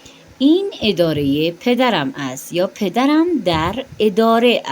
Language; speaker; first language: Persian; non-native, fluent; Urdu